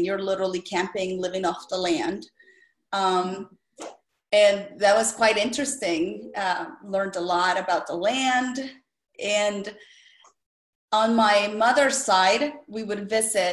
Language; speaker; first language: English; non-native, fluent; Spanish